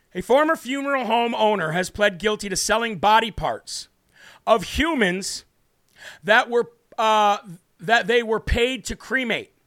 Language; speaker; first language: English; native; English